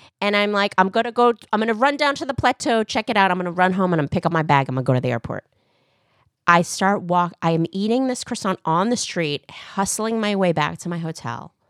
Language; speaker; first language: English; early bilingual, other home language; Korean